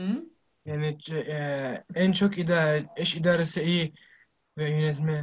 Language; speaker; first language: Turkish; non-native, learner; Arabic